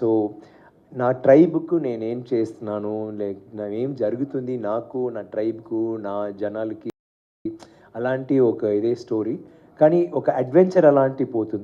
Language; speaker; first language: Telugu; non-native, learner; Tamil